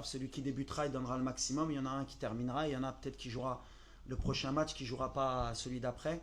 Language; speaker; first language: French; native; French